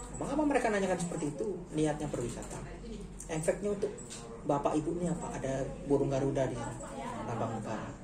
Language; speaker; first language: Indonesian; native; Indonesian